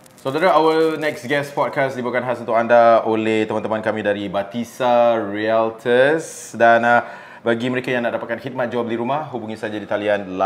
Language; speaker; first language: Malay; native; Malay